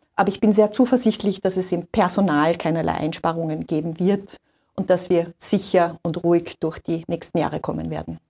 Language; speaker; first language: German; native; German